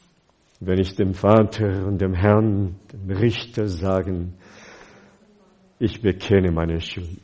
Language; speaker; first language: German; non-native, fluent; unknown